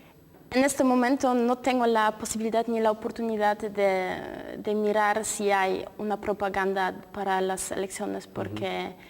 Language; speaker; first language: Spanish; non-native, fluent; Polish